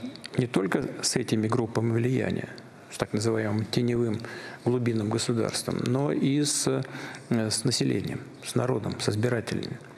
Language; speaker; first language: Russian; native; Russian